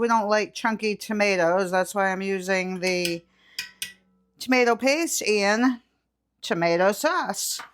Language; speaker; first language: English; native; English